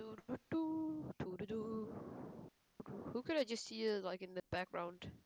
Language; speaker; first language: English; non-native, fluent; Danish